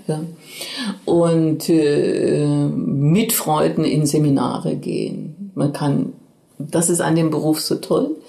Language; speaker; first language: German; native; German